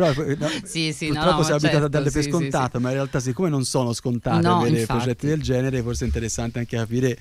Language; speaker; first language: Italian; native; Italian